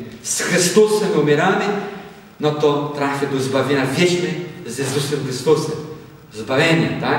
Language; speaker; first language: Polish; non-native, learner; Portuguese